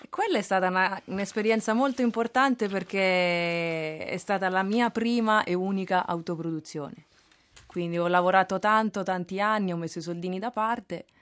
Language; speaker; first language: Italian; native; Italian